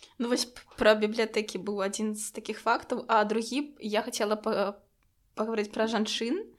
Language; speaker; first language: Belarusian; non-native, local second language; Russian